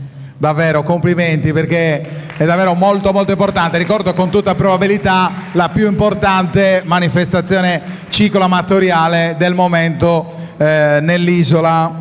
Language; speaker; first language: Italian; native; Italian